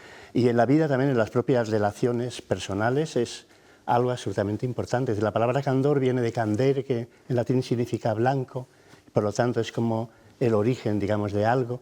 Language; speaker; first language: Spanish; native; Spanish